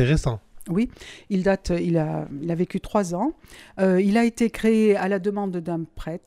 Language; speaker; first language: French; native; French